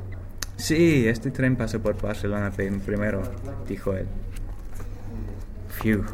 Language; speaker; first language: Spanish; non-native, learner; English